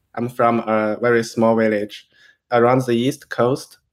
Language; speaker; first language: English; non-native, fluent; Chinese